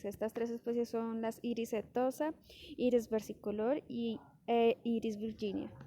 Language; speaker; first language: Spanish; native; Spanish